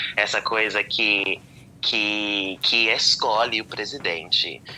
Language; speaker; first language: Portuguese; non-native, fluent; English